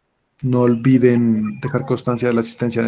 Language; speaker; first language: Spanish; native; Spanish